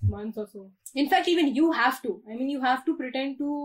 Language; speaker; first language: English; non-native, local second language; Hindi